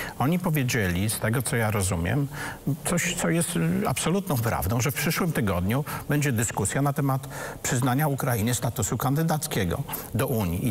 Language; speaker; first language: Polish; native; Polish